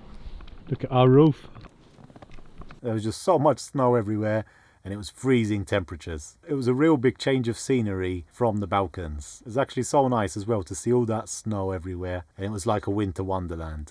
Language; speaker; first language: English; native; English